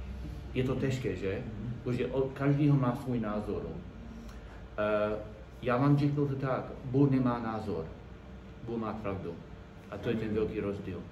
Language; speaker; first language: Czech; non-native, learner; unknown